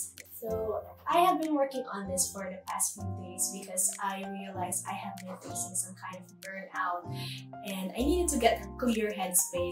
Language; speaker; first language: English; non-native, local second language; Filipino